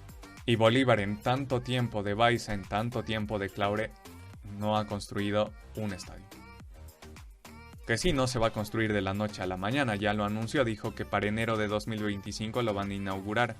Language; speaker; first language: Spanish; native; Spanish